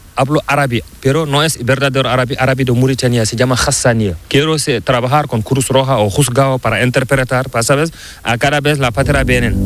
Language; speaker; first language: Spanish; non-native, learner; Fula